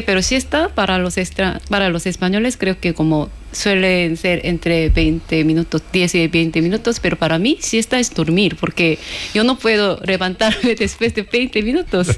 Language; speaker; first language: Spanish; non-native, learner; Korean